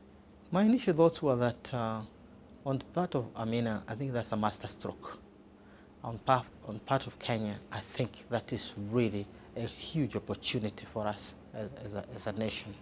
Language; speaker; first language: English; non-native, local second language; Swahili